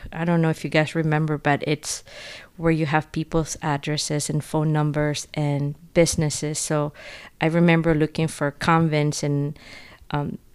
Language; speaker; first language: English; non-native, fluent; Spanish